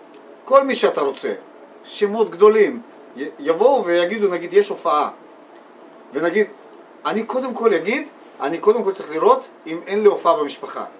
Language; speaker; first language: Hebrew; non-native, learner; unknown